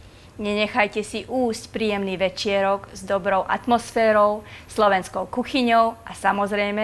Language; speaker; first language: Slovak; native; Slovak